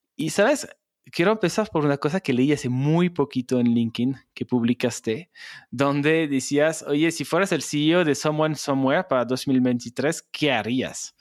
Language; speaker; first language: Spanish; non-native, fluent; French